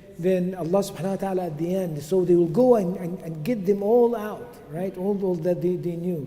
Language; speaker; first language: English; non-native, fluent; Arabic